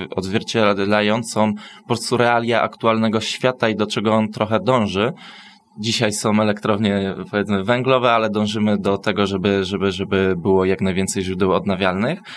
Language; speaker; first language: Polish; native; Polish